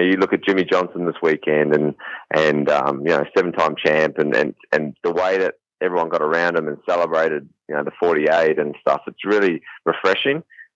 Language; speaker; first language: English; native; English